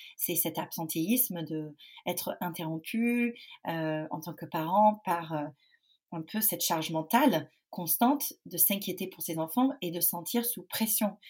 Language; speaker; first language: French; non-native, fluent; English